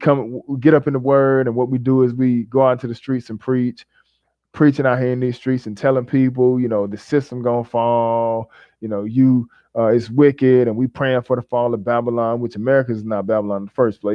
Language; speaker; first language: English; native; English